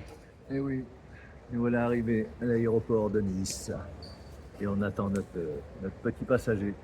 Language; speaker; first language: French; native; French